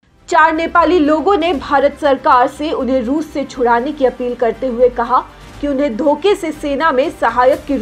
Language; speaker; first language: Hindi; native; Hindi